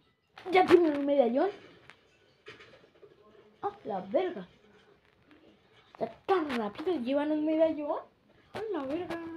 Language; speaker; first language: Spanish; native; Spanish